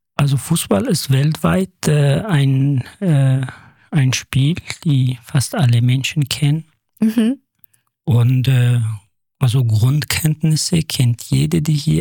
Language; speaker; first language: German; non-native, fluent; Kurdish